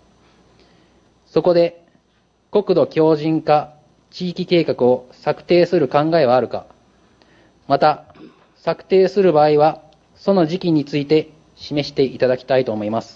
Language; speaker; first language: Japanese; native; Japanese